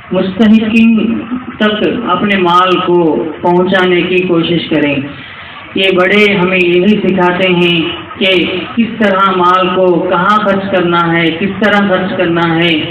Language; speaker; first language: Urdu; native; Urdu